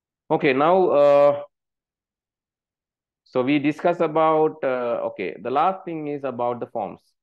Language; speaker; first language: English; non-native, local second language; Sinhala